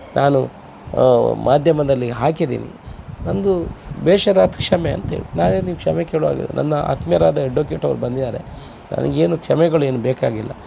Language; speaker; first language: Kannada; non-native, local second language; Tulu